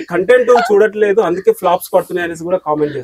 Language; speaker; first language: Telugu; native; Telugu